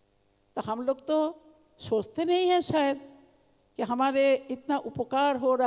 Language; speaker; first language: Hindi; non-native, local second language; Bangla